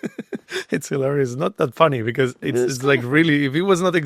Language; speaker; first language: English; non-native, fluent; Spanish